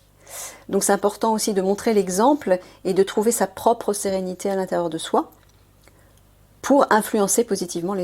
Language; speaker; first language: French; native; French